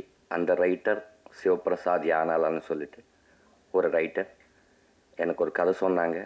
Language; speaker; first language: Tamil; non-native, learner; Telugu